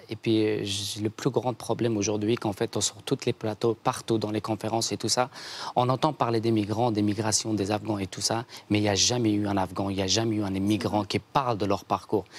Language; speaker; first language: French; non-native, fluent; Persian